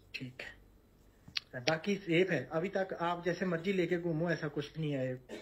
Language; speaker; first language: Hindi; non-native, local second language; Punjabi